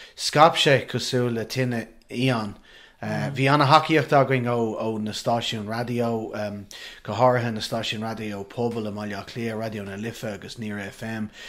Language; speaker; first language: Irish; non-native, local second language; English